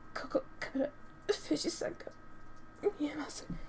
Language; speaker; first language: Japanese; non-native, fluent; English